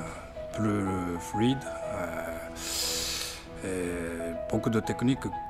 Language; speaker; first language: French; non-native, learner; Japanese